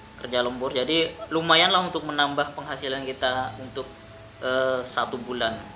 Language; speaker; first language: Indonesian; native; Indonesian